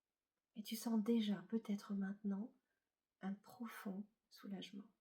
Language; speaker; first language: French; native; French